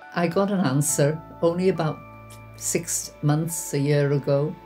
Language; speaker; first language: English; native; English